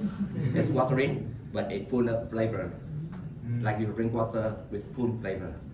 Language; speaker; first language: English; non-native, learner; Vietnamese